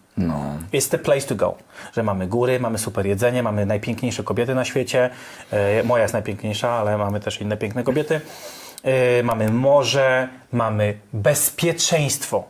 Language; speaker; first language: Polish; non-native, fluent; English